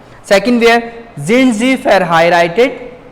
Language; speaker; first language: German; non-native, fluent; Hindi